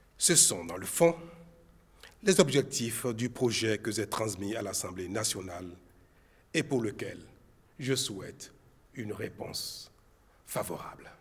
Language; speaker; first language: French; non-native, local second language; Fon